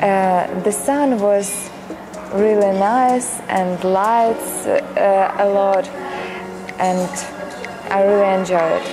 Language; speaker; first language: English; non-native, learner; Ukrainian